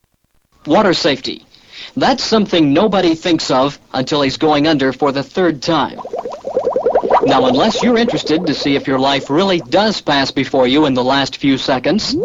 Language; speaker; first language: English; native; English